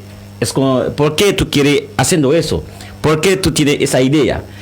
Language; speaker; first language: Spanish; non-native, learner; Haitian Creole